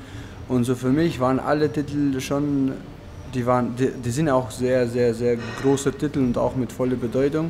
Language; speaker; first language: German; non-native, fluent; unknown